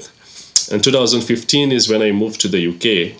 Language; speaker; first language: English; non-native, local second language; Konkani